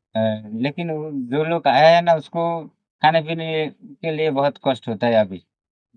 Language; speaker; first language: Hindi; non-native, local second language; Bangla